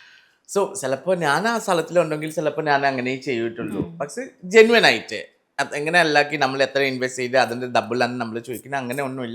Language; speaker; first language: Malayalam; non-native, learner; Assamese